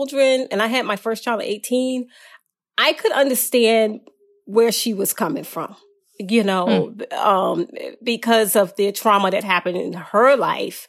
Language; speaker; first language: English; native; English